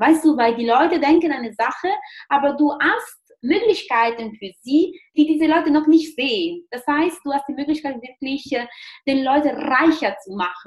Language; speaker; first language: German; non-native, fluent; Italian